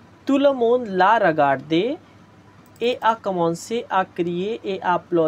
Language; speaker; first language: French; non-native, fluent; Hindi